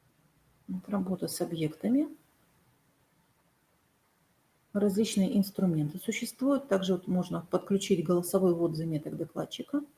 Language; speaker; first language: Russian; native; Russian